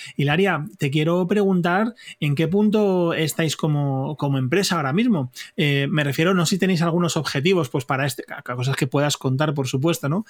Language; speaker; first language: Spanish; native; Spanish